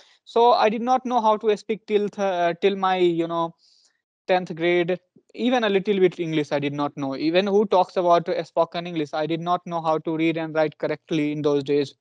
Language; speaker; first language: English; non-native, local second language; Punjabi